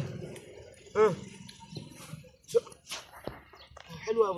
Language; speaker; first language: Arabic; native; Arabic